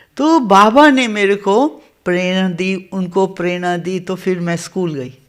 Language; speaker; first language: Hindi; non-native, local second language; Gujarati